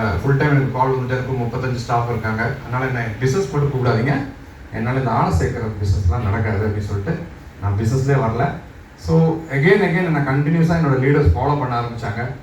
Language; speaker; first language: Tamil; non-native, local second language; Malayalam